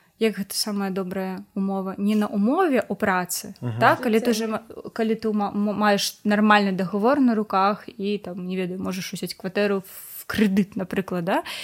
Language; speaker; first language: Belarusian; non-native, local second language; Russian